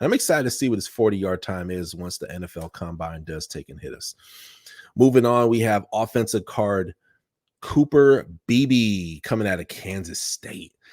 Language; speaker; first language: English; native; English